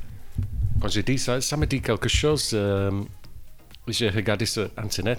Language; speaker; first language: French; non-native, learner; English